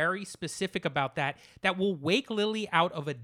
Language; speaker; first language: English; native; English